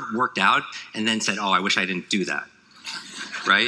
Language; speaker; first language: English; native; English